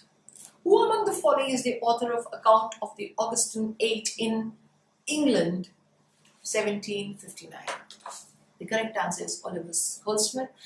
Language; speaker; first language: English; non-native, local second language; Hindi